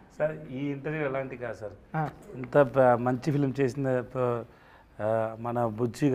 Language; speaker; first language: Telugu; non-native, learner; Tamil